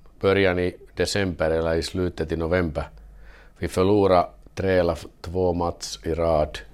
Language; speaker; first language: Swedish; non-native, learner; Finnish